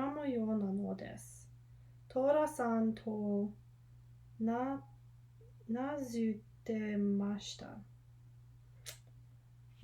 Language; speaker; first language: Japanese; non-native, learner; English